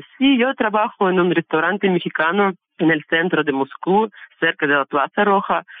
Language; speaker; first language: Spanish; non-native, learner; Russian